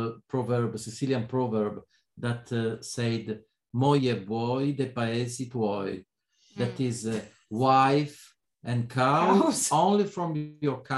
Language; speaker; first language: English; non-native, learner; Italian